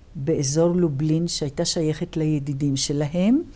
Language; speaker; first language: Hebrew; early bilingual, other home language; Polish